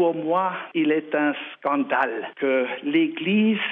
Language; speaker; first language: French; non-native, learner; German